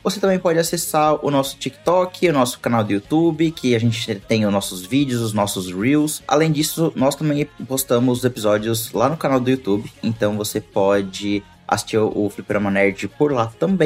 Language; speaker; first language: Portuguese; native; Portuguese